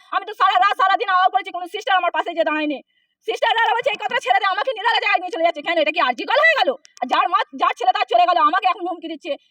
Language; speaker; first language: Bangla; non-native, local second language; Hindi